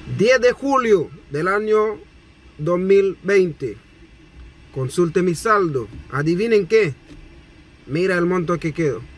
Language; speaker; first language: Spanish; non-native, fluent; Haitian Creole